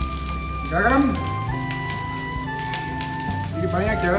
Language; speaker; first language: Indonesian; non-native, learner; Dutch